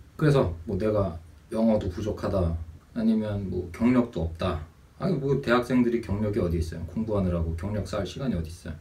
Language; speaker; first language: Korean; native; Korean